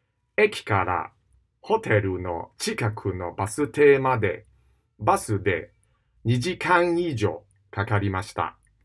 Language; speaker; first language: Japanese; non-native, fluent; Cantonese